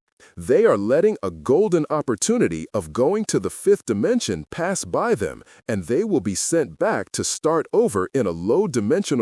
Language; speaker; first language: English; non-native, fluent; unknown